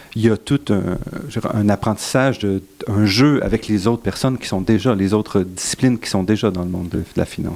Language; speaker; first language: French; native; French